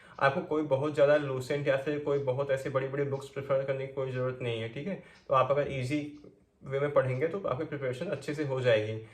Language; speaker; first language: Hindi; native; Hindi